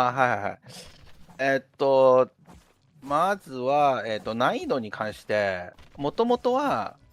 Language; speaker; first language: Japanese; non-native, fluent; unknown